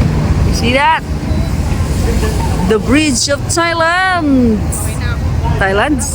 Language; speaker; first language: English; non-native, local second language; Filipino